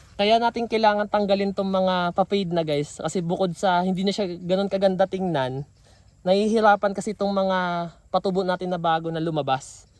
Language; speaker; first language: Filipino; native; Filipino